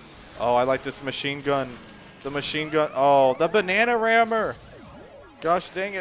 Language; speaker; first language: English; native; English